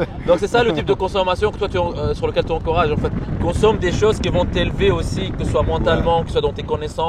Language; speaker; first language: French; native; French